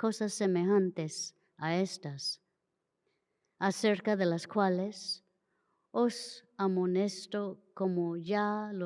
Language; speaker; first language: Spanish; native; Spanish